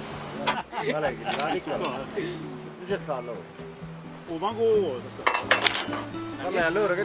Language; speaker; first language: Italian; native; Italian